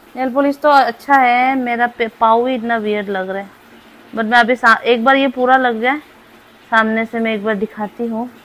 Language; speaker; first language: Hindi; non-native, local second language; Adi